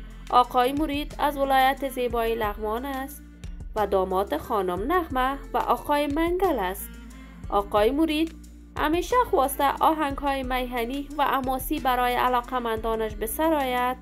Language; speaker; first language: Persian; native; Persian